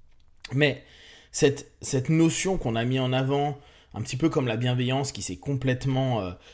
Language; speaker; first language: French; native; French